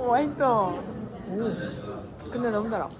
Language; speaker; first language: Korean; non-native, learner; Russian